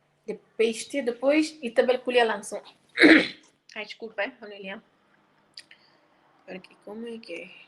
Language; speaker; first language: Portuguese; non-native, local second language; Tetum